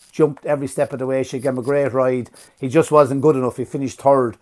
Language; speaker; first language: English; native; English